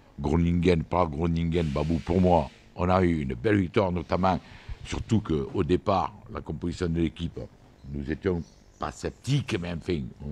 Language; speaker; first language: French; native; French